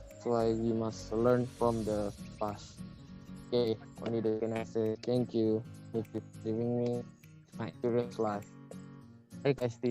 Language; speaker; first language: English; non-native, learner; Indonesian